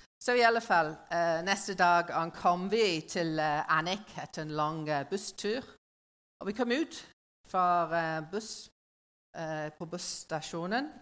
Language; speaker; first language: Norwegian; non-native, learner; English